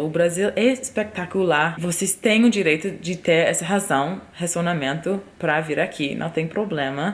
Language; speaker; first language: Portuguese; non-native, fluent; English